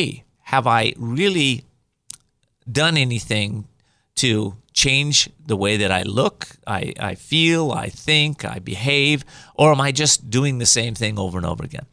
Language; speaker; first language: English; native; English